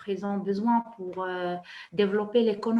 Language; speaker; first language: French; non-native, local second language; Arabic